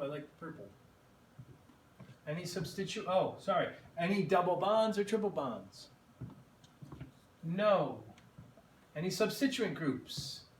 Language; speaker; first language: English; native; English